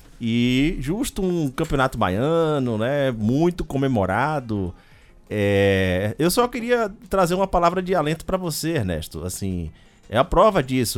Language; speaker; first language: Portuguese; native; Portuguese